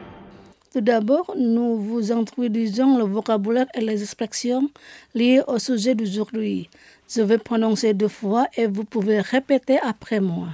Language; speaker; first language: French; non-native, fluent; Indonesian